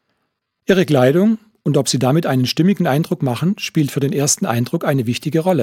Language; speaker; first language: German; native; German